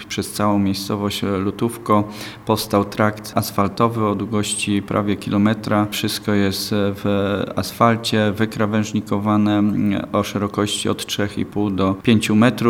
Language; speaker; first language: Polish; native; Polish